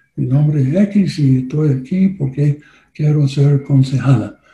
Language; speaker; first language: Spanish; non-native, learner; English